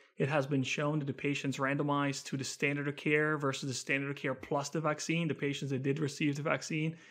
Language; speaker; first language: English; non-native, fluent; Italian